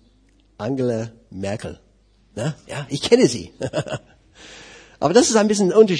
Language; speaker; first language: German; non-native, fluent; English